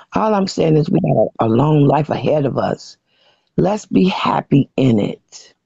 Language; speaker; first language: English; native; English